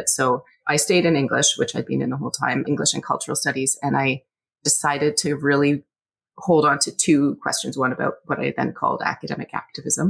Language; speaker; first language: English; native; English